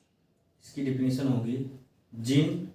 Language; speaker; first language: Hindi; native; Hindi